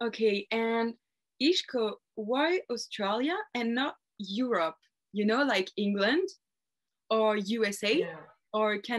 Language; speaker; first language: English; non-native, learner; French